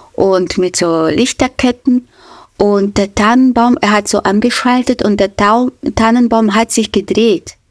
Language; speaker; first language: German; non-native, fluent; Russian